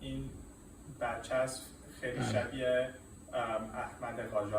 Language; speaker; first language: Persian; non-native, learner; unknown